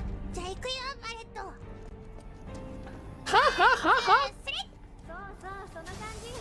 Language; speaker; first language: Japanese; native; Japanese